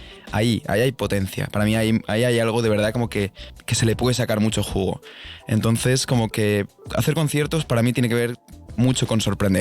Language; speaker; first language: Spanish; native; Spanish